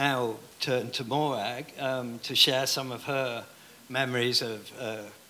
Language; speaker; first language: English; native; English